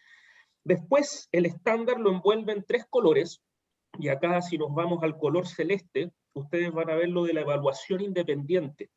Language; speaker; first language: Spanish; native; Spanish